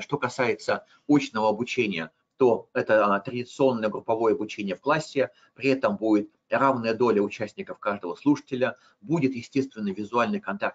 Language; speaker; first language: Russian; native; Russian